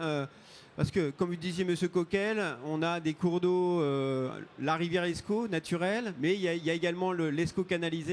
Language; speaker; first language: French; native; French